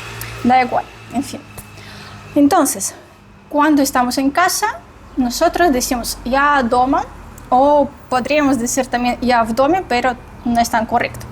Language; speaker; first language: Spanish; non-native, fluent; Russian